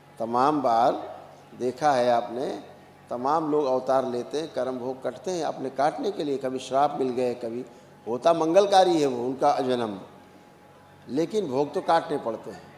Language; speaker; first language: Hindi; native; Hindi